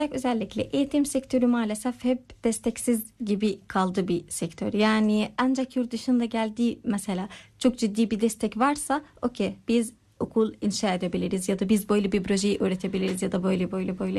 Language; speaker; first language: Turkish; non-native, learner; Arabic